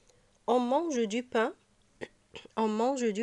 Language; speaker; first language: French; non-native, fluent; Arabic